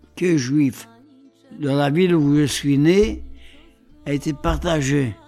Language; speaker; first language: French; early bilingual, other home language; Polish